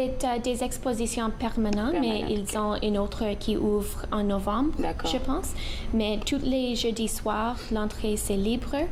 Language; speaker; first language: French; non-native, local second language; English